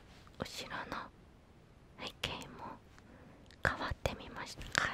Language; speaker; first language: Japanese; non-native, fluent; Korean